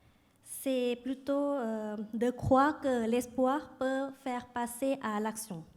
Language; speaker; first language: French; non-native, fluent; Thai